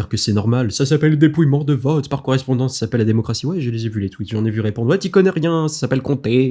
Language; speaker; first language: French; native; French